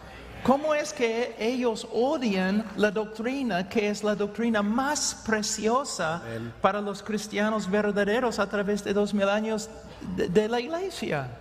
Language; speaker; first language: Spanish; non-native, fluent; English